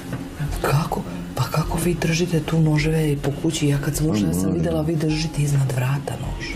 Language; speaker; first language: Serbian; native; Serbian